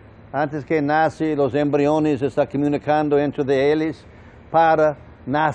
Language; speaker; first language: Portuguese; non-native, fluent; English